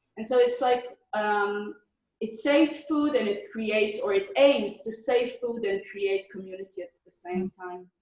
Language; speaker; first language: English; non-native, fluent; Hebrew